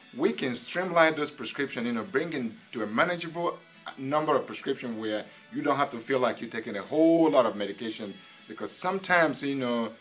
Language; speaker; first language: English; non-native, local second language; Igbo